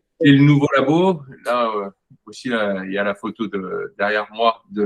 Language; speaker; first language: French; native; French